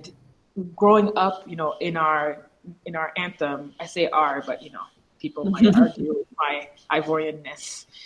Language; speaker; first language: English; non-native, fluent; French